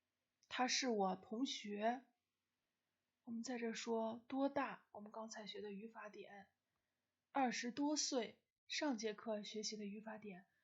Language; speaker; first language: Chinese; non-native, fluent; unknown